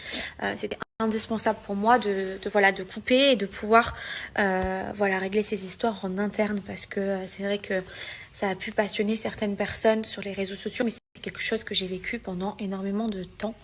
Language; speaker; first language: French; native; French